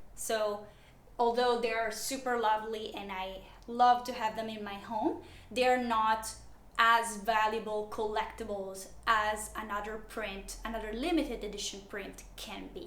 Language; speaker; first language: English; non-native, fluent; Italian